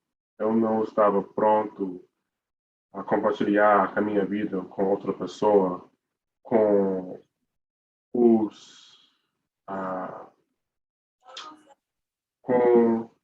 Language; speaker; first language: Portuguese; non-native, learner; English